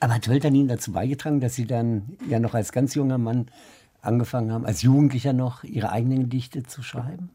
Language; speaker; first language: German; native; German